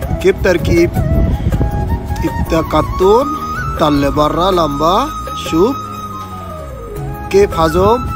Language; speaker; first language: Arabic; non-native, learner; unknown